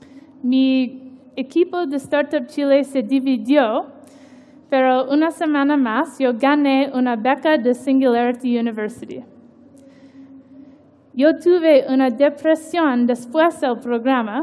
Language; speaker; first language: Spanish; non-native, learner; English